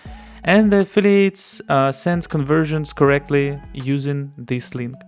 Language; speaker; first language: English; non-native, fluent; Russian